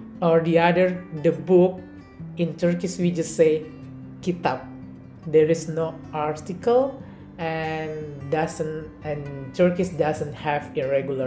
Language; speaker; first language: English; non-native, learner; Indonesian